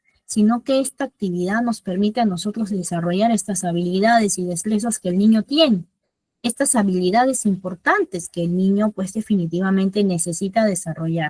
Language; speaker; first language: Spanish; native; Spanish